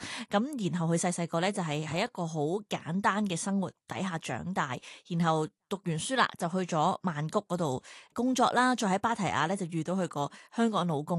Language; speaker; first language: Cantonese; native; Cantonese